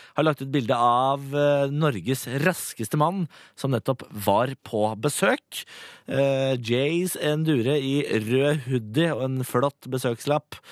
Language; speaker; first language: Norwegian; native; Norwegian